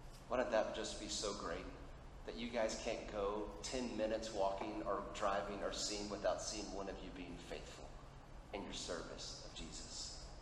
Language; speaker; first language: English; early bilingual, other home language; Spanish